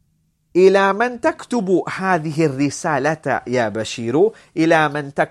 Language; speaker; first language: Arabic; non-native, fluent; English